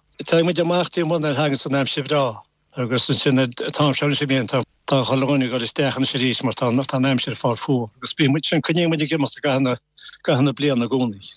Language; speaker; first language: Irish; native; Irish